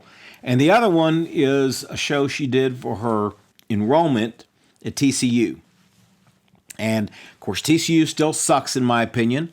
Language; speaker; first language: English; native; English